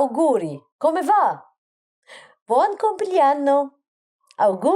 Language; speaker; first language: Italian; non-native, learner; Arabic